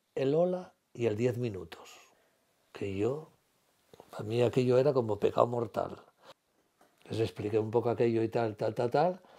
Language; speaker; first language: Spanish; native; Spanish